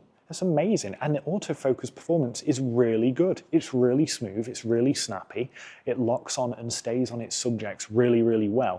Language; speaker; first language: English; native; English